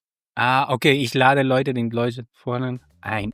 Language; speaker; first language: German; non-native, learner; Spanish